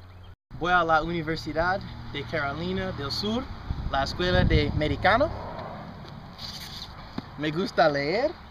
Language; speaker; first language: Spanish; non-native, learner; English